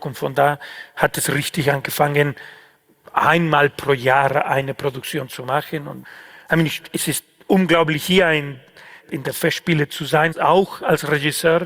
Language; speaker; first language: German; non-native, fluent; Spanish